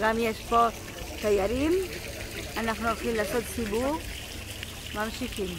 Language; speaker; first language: Hebrew; non-native, learner; Spanish